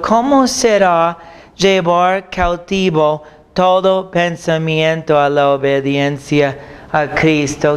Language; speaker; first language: Spanish; non-native, fluent; English